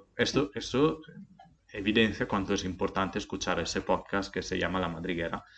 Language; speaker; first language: Spanish; non-native, fluent; Italian